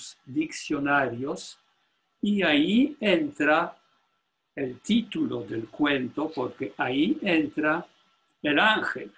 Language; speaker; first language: Spanish; non-native, fluent; Polish